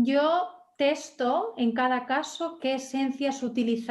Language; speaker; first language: Spanish; native; Spanish